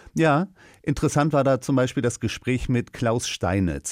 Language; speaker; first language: German; native; German